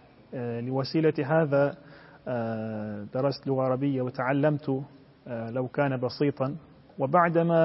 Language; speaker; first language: Arabic; non-native, fluent; Turkish